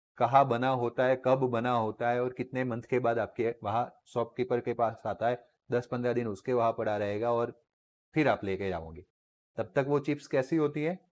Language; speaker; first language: Hindi; non-native, local second language; Gujarati